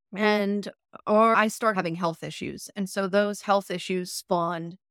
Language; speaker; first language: English; early bilingual, other home language; Italian